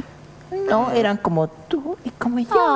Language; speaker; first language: Spanish; native; Spanish